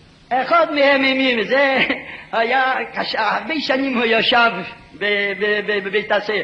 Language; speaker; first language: Hebrew; non-native, fluent; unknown